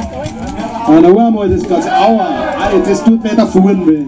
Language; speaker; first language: German; native; German